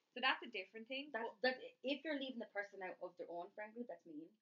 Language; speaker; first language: English; native; English